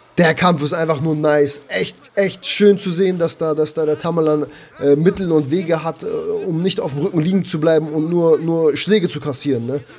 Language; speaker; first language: German; early bilingual, other home language; Armenian